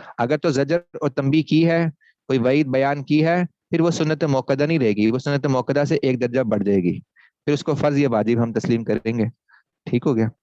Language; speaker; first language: Urdu; non-native, local second language; Punjabi